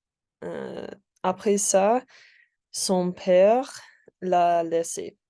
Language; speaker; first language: French; non-native, learner; English